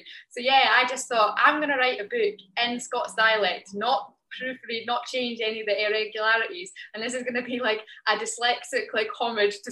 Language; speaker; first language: English; native; English